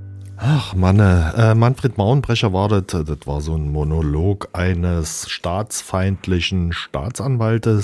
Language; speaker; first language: German; native; German